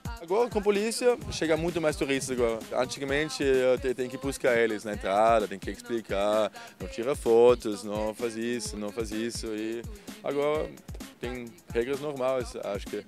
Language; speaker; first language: Portuguese; non-native, fluent; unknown